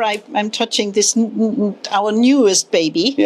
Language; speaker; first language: English; non-native, fluent; German